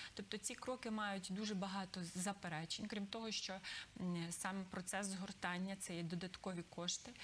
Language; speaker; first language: Ukrainian; native; Ukrainian